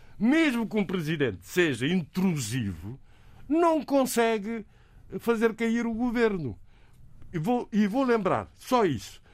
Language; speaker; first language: Portuguese; non-native, local second language; Kabuverdianu